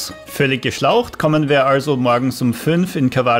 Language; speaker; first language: German; native; German